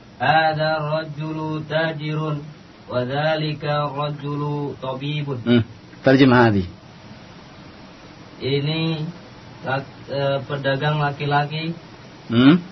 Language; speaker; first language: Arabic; non-native, learner; Indonesian